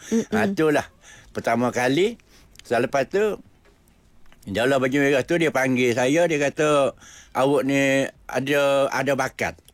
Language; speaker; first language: Malay; non-native, local second language; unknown